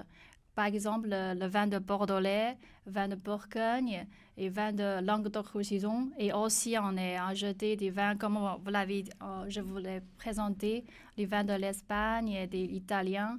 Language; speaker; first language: French; non-native, learner; Chinese